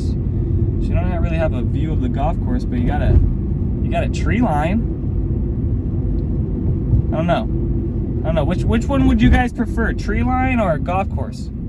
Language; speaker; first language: English; native; English